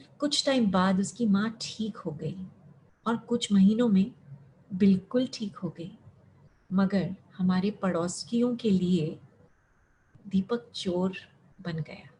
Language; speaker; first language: Hindi; early bilingual, heritage; Hindi